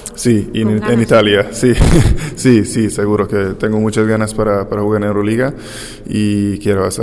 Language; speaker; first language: Spanish; non-native, fluent; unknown